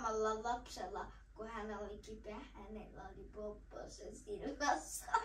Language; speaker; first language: Finnish; early bilingual, other home language; Kinyarwanda